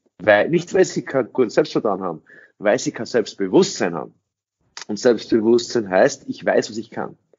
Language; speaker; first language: German; early bilingual, other home language; English